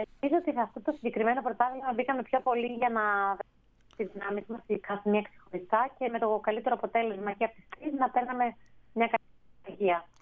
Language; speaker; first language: Greek; native; Greek